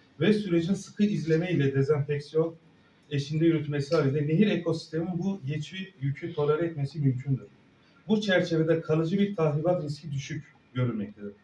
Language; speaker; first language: Turkish; native; Turkish